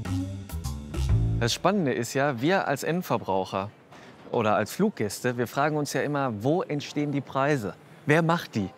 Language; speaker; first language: German; native; German